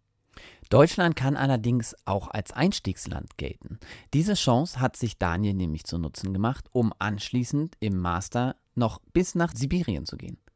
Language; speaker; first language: German; native; German